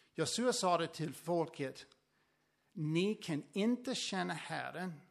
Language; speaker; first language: Swedish; non-native, fluent; English